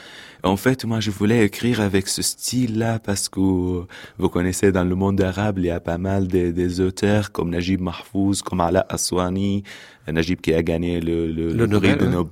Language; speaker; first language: French; non-native, fluent; Arabic